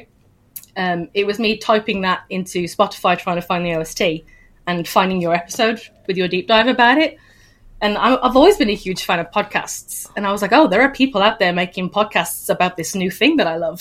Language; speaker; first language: English; native; English